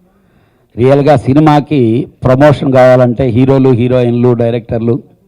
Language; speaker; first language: Telugu; native; Telugu